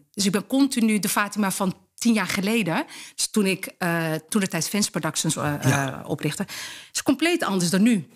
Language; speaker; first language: Dutch; early bilingual, other home language; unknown